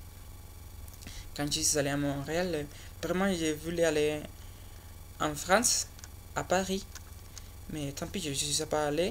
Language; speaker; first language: French; non-native, learner; Spanish